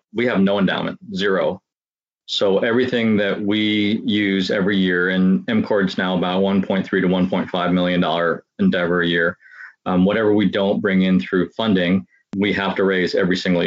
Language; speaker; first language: English; native; English